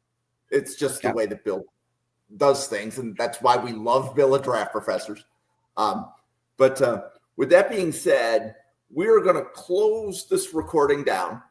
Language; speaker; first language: English; native; English